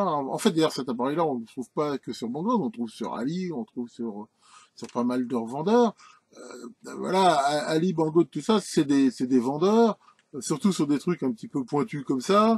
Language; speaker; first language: French; native; French